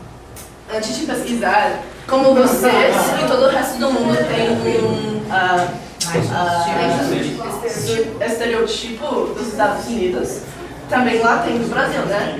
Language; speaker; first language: Portuguese; non-native, fluent; English